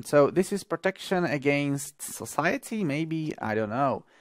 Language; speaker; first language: English; non-native, fluent; Slovak